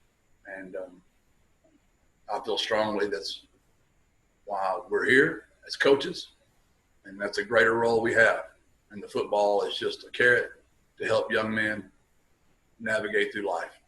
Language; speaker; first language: English; native; English